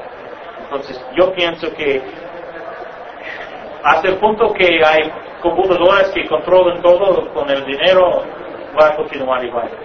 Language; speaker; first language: Spanish; non-native, fluent; English